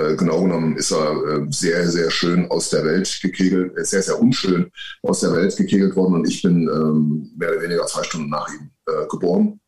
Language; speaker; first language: German; native; German